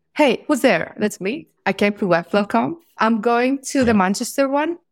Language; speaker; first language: English; non-native, fluent; Greek